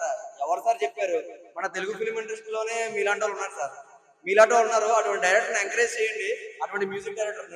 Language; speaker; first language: Telugu; native; Telugu